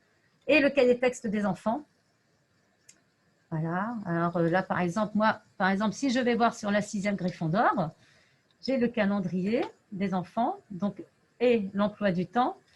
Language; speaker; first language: French; native; French